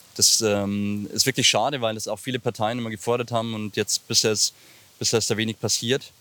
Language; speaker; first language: German; native; German